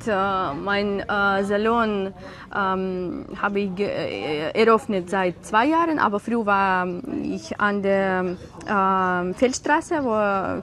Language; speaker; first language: German; non-native, learner; Ukrainian